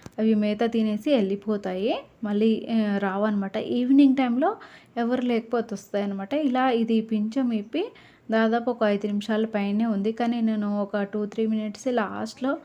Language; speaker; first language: Telugu; native; Telugu